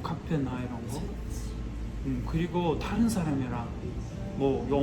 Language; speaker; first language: Korean; non-native, fluent; Russian